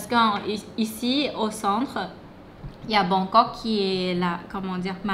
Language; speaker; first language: French; non-native, fluent; Thai